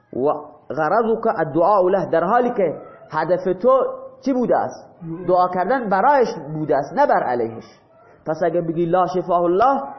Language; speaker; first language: Persian; non-native, local second language; Baluchi